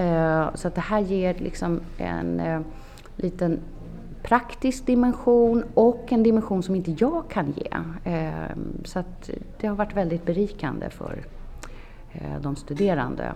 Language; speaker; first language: Swedish; native; Swedish